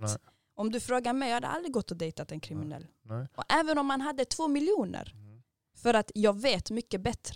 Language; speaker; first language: Swedish; early bilingual, other home language; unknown